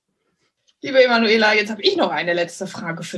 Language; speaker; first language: German; native; German